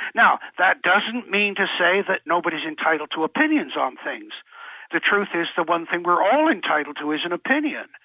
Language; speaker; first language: English; native; English